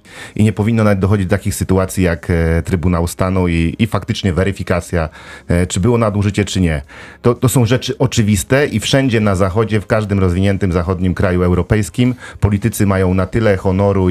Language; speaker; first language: Polish; native; Polish